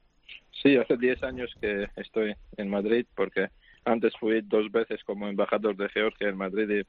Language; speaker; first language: Spanish; non-native, fluent; Georgian